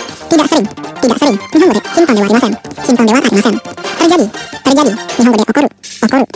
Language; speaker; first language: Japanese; non-native, fluent; Indonesian